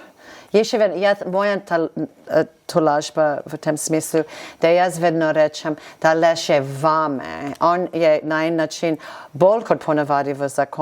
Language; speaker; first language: Slovenian; non-native, fluent; English